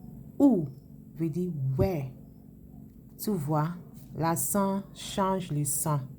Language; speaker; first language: French; non-native, fluent; English